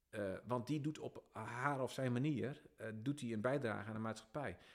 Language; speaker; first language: Dutch; native; Dutch